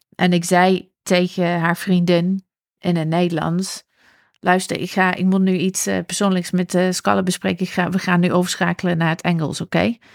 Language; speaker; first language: Dutch; non-native, fluent; English